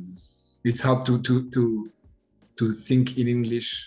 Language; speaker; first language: English; non-native, learner; French